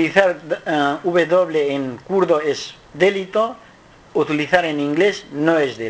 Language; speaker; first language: Spanish; non-native, learner; Kurdish